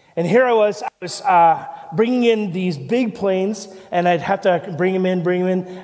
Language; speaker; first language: English; native; English